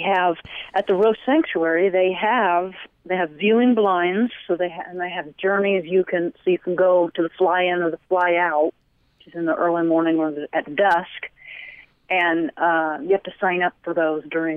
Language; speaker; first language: English; native; English